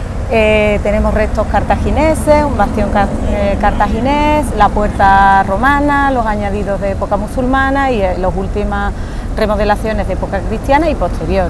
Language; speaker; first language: Spanish; native; Spanish